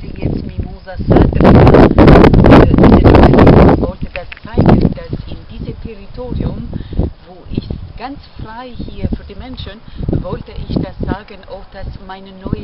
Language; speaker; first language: German; non-native, learner; Albanian